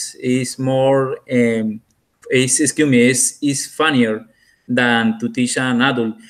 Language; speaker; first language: English; non-native, learner; Spanish